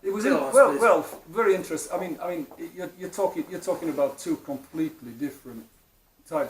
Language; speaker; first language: English; non-native, fluent; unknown